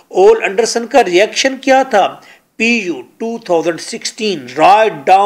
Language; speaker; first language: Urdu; non-native, local second language; Punjabi